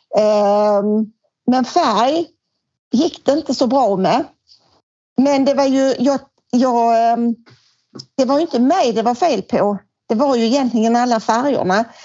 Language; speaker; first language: Swedish; native; Swedish